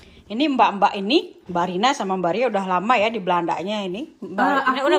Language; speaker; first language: Indonesian; native; Indonesian